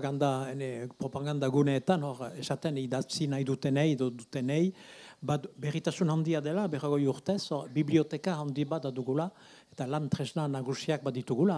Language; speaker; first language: Basque; native; Basque